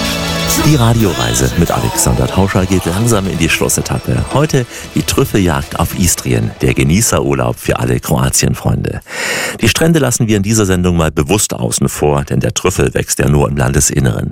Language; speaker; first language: German; native; German